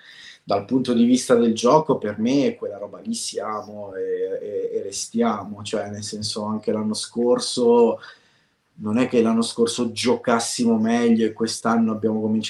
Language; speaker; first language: Italian; native; Italian